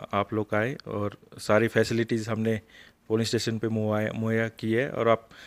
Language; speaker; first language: Hindi; non-native, local second language; Marathi